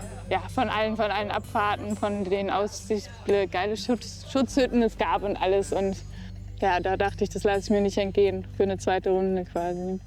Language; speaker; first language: German; native; German